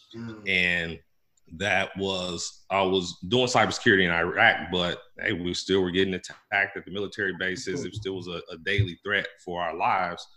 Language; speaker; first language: English; native; English